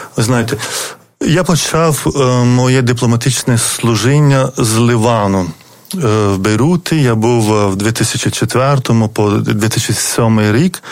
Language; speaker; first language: Ukrainian; non-native, fluent; Lithuanian